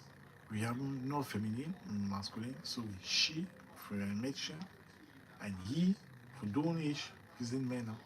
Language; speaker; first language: German; non-native, learner; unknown